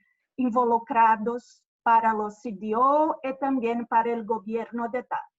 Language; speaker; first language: Spanish; non-native, fluent; Portuguese